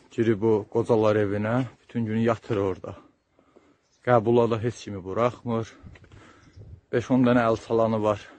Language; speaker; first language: Azerbaijani; native; Azerbaijani